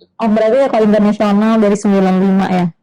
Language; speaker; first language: Indonesian; native; Indonesian